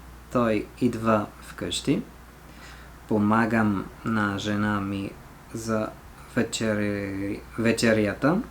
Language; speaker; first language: Bulgarian; non-native, learner; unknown